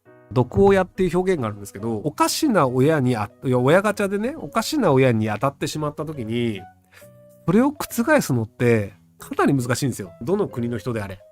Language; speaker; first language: Japanese; native; Japanese